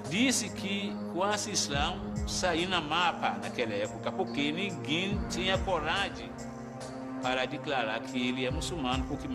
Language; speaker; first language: Portuguese; non-native, fluent; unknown